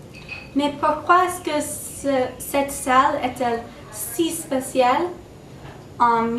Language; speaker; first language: French; non-native, learner; English